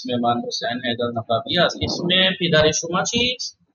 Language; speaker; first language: Persian; non-native, fluent; Urdu